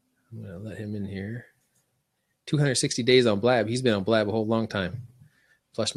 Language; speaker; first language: English; native; English